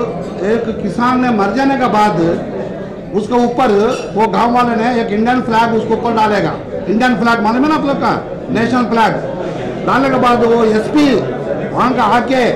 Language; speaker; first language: Hindi; non-native, local second language; Telugu